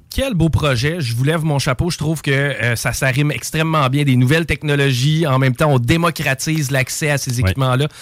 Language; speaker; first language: French; native; French